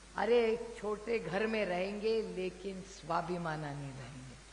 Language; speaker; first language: Hindi; non-native, local second language; Marathi